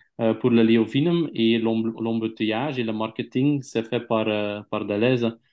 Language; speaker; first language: French; non-native, local second language; Dutch